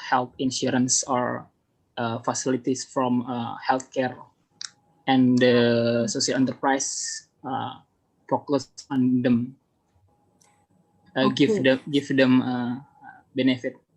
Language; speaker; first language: English; non-native, learner; Indonesian